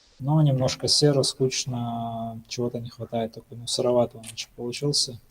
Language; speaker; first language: Russian; non-native, local second language; Ingush